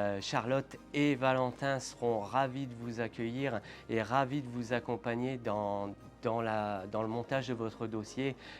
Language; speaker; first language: French; native; French